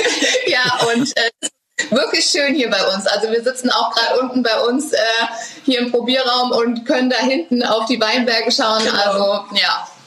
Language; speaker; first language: German; native; German